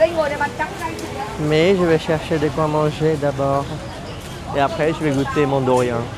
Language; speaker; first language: French; non-native, fluent; Vietnamese